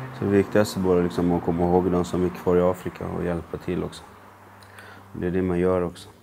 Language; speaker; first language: Swedish; non-native, fluent; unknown